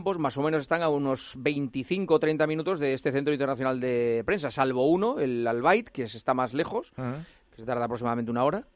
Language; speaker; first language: Spanish; native; Spanish